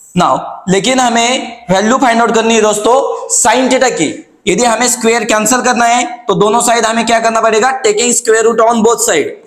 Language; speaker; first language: Hindi; non-native, local second language; Marathi